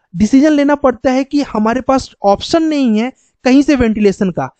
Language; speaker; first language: Hindi; native; Hindi